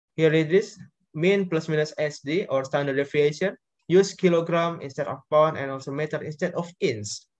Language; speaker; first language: English; non-native, learner; Indonesian